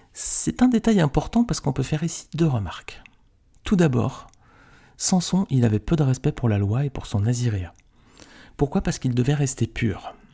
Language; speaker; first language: French; native; French